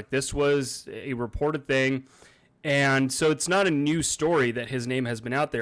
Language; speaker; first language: English; native; English